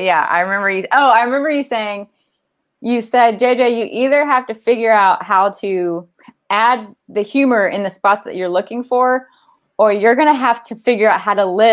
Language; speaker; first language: English; native; English